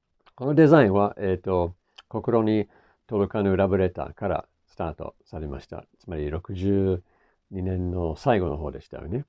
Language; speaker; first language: Japanese; non-native, fluent; English